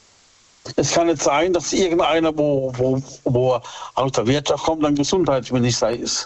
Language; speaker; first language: German; native; German